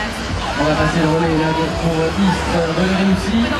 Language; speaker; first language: French; native; French